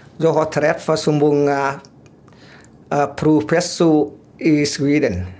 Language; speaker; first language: Swedish; non-native, learner; Vietnamese